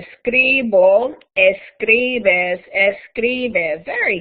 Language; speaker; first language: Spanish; non-native, fluent; English